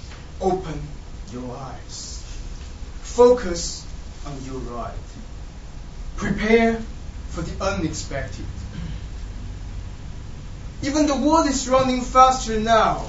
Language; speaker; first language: English; non-native, fluent; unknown